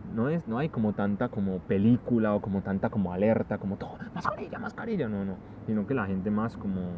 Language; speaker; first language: Spanish; native; Spanish